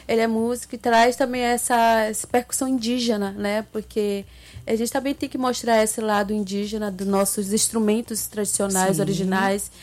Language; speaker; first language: Portuguese; non-native, local second language; Ticuna